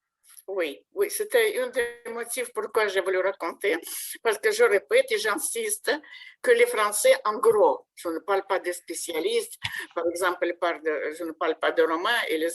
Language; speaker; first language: French; non-native, fluent; Russian